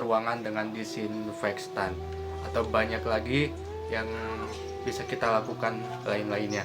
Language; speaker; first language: Indonesian; native; Indonesian